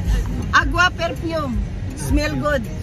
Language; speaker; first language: English; non-native, local second language; Filipino